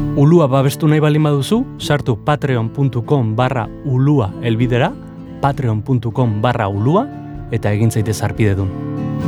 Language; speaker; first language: Basque; native; Basque